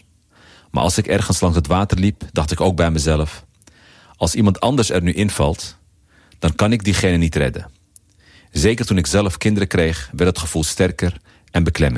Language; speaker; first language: Dutch; early bilingual, other home language; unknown